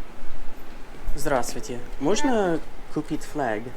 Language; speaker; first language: Russian; non-native, learner; English